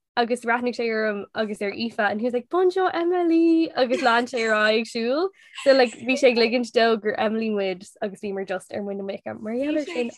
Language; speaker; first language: Irish; non-native, local second language; English